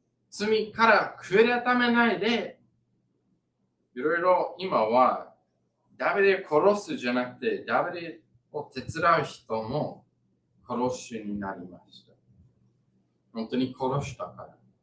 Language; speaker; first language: Japanese; non-native, learner; English